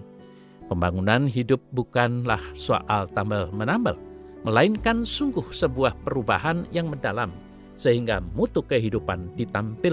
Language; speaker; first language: Indonesian; native; Indonesian